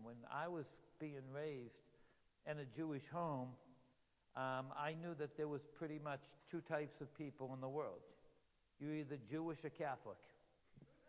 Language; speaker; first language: English; native; English